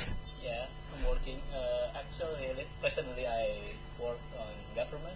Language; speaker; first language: English; non-native, learner; Indonesian